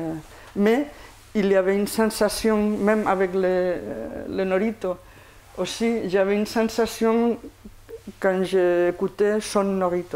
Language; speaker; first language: French; non-native, fluent; Spanish